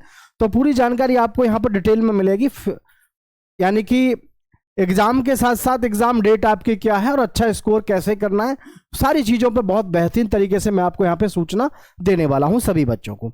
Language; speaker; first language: Hindi; native; Hindi